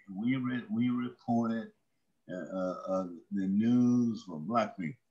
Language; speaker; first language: English; native; English